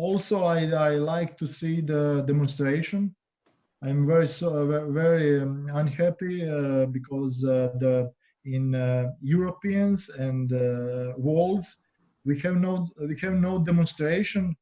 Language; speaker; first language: English; non-native, learner; Croatian